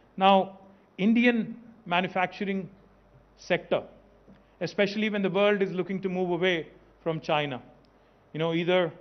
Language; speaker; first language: English; non-native, local second language; Telugu